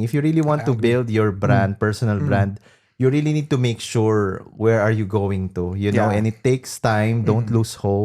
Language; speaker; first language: English; non-native, local second language; Filipino